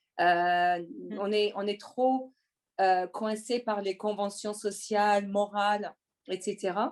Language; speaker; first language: French; non-native, fluent; Turkish